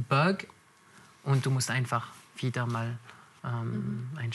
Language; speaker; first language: German; non-native, local second language; French